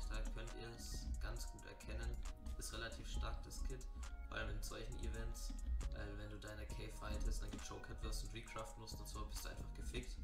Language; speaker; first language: German; native; German